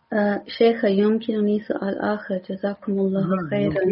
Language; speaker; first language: Arabic; non-native, learner; English